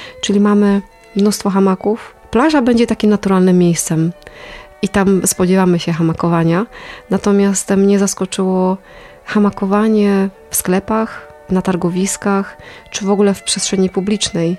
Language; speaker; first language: Polish; native; Polish